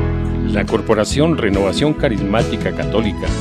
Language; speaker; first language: Spanish; native; Spanish